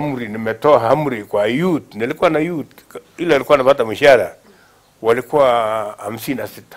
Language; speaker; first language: Swahili; non-native, local second language; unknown